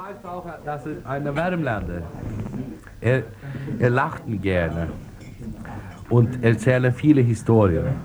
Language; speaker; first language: German; non-native, learner; Swedish